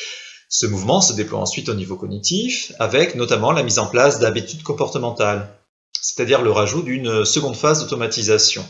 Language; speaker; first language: French; native; French